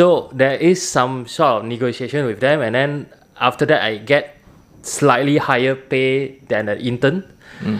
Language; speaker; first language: English; non-native, local second language; Min Nan Chinese